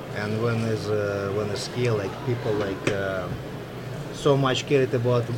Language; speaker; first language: English; non-native, fluent; Russian